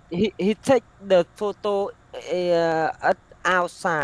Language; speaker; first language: English; non-native, learner; Vietnamese